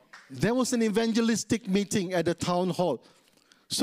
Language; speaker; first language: English; non-native, local second language; Tamil